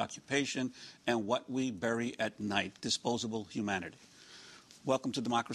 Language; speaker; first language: English; native; English